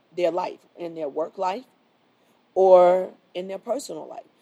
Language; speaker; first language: English; native; English